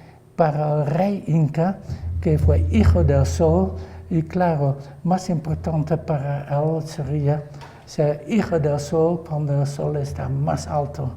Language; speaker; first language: Spanish; non-native, fluent; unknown